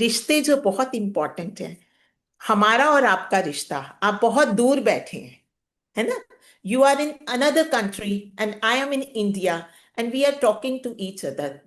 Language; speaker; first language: Hindi; native; Hindi